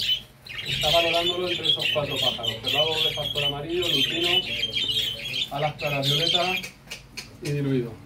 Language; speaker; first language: Spanish; native; Spanish